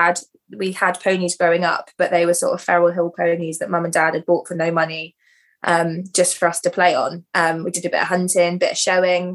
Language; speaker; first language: English; native; English